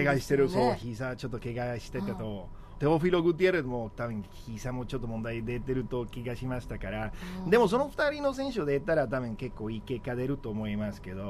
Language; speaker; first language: Japanese; non-native, fluent; Spanish